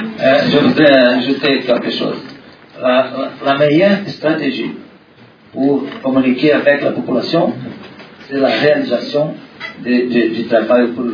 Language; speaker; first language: French; non-native, learner; Portuguese